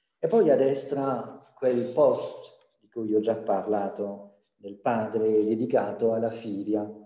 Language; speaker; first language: Italian; non-native, fluent; French